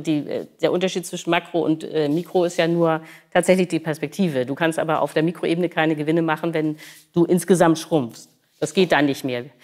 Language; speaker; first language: German; native; German